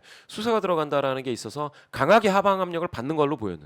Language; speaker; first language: Korean; native; Korean